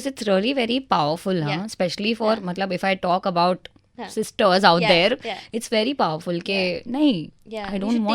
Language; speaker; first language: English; non-native, local second language; Hindi